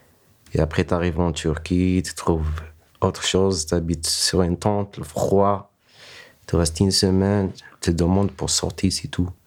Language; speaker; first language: French; non-native, learner; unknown